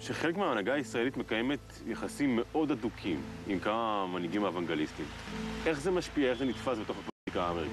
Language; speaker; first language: Hebrew; native; Hebrew